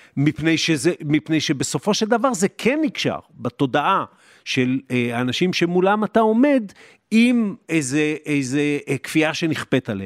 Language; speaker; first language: Hebrew; native; Hebrew